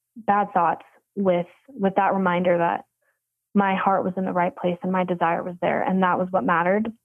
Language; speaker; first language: English; native; English